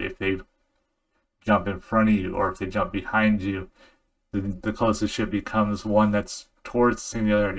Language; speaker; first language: English; native; English